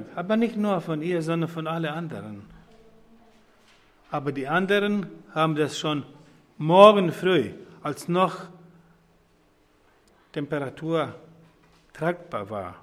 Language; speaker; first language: German; non-native, fluent; Croatian